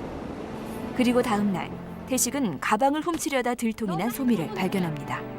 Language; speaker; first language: Korean; native; Korean